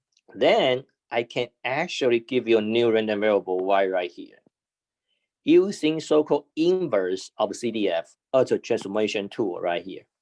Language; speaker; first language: English; non-native, fluent; Chinese